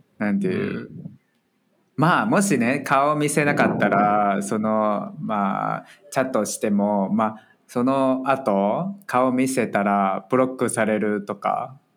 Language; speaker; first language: Japanese; non-native, fluent; Chinese